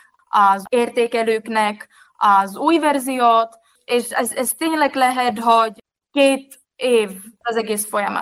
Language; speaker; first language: Hungarian; non-native, fluent; Czech